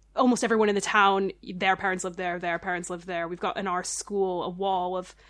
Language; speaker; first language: English; native; English